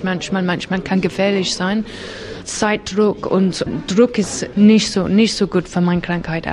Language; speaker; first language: German; non-native, learner; English